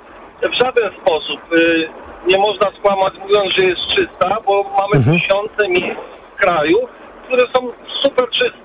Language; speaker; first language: Polish; early bilingual, heritage; Polish